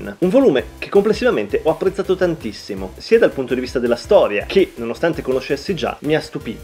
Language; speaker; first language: Italian; native; Italian